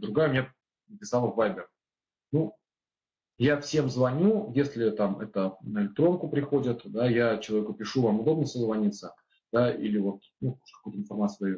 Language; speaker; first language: Russian; native; Russian